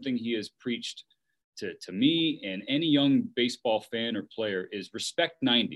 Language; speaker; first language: English; native; English